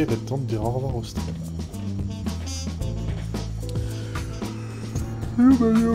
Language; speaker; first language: French; native; French